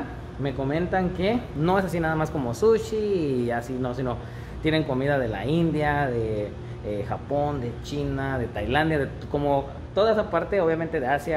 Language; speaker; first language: Spanish; native; Spanish